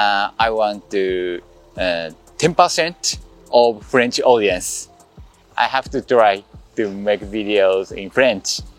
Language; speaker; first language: English; non-native, learner; Japanese